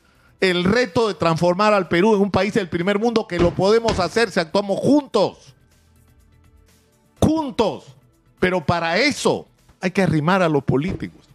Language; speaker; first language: Spanish; native; Spanish